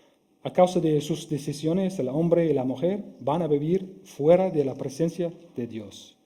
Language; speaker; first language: Spanish; non-native, fluent; English